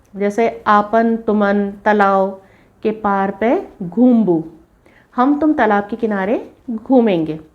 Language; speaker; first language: Hindi; native; Hindi